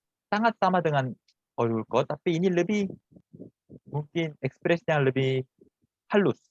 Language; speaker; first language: Indonesian; non-native, fluent; Korean